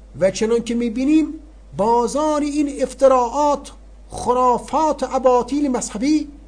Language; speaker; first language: Persian; native; Persian